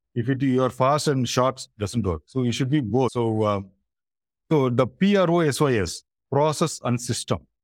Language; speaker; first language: English; non-native, local second language; Tamil